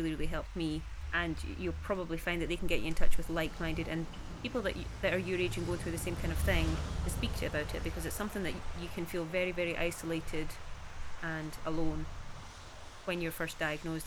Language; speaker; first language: English; native; English